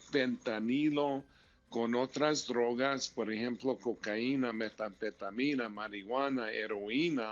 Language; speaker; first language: Spanish; early bilingual, heritage; Spanish